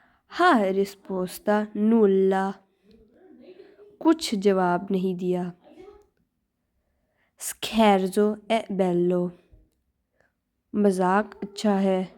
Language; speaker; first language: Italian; non-native, learner; Urdu